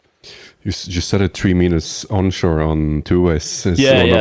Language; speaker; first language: English; non-native, fluent; Norwegian